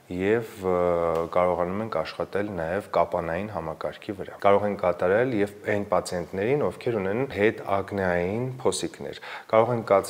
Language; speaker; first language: Armenian; native; Armenian